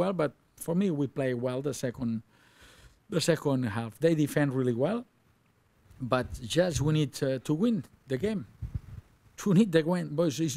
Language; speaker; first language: English; non-native, learner; Catalan